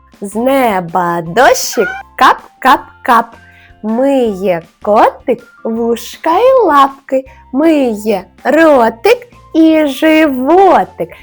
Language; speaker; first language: Ukrainian; native; Ukrainian